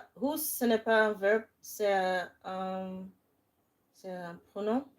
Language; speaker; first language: French; non-native, fluent; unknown